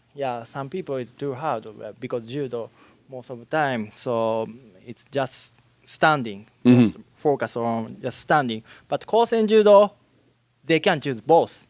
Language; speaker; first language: English; non-native, learner; Japanese